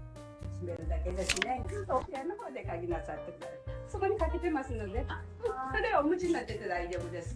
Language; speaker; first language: Japanese; native; Japanese